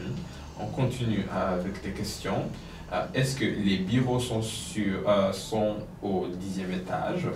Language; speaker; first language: French; non-native, fluent; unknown